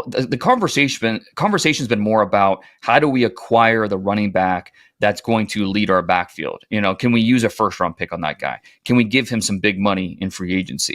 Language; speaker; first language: English; native; English